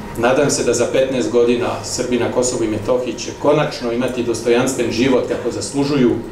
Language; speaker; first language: Bosnian; non-native, fluent; French